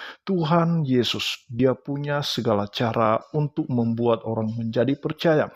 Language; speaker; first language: Indonesian; native; Indonesian